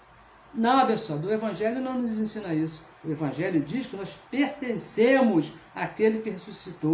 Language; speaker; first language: Portuguese; native; Portuguese